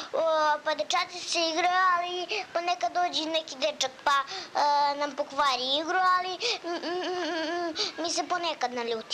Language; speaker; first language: Serbian; native; Serbian